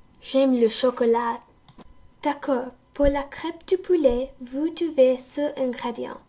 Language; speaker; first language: French; non-native, learner; English